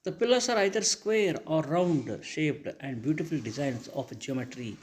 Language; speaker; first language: English; non-native, local second language; Kannada